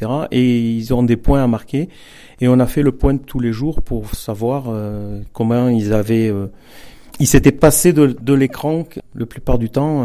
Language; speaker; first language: French; native; French